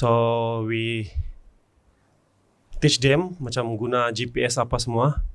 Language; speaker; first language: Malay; native; Malay